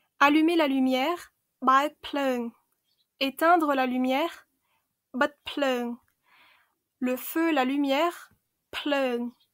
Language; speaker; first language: French; early bilingual, other home language; Khmer